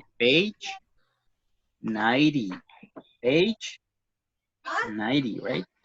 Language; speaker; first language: English; non-native, fluent; Spanish